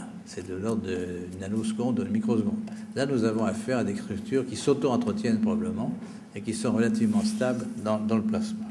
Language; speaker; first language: French; native; French